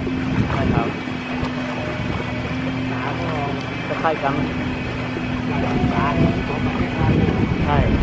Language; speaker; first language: Thai; non-native, learner; Hmong